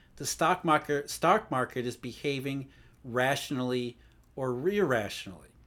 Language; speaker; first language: English; native; English